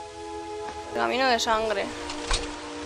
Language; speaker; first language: Spanish; native; Spanish